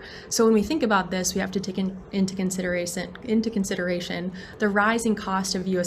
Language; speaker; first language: English; native; English